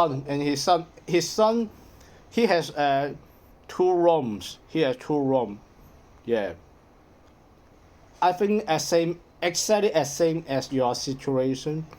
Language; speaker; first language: English; non-native, learner; Cantonese